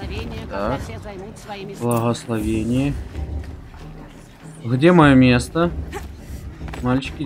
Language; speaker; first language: Russian; native; Russian